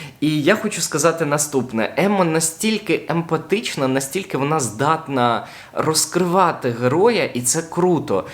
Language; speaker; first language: Ukrainian; non-native, local second language; Russian